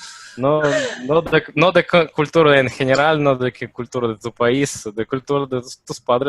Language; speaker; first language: Spanish; non-native, learner; Russian